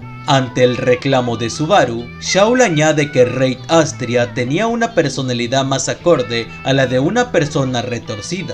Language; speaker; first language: Spanish; native; Spanish